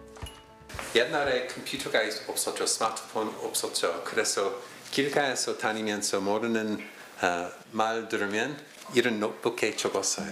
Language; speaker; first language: Korean; non-native, fluent; English